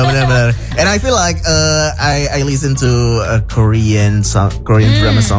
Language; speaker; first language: English; non-native, learner; Indonesian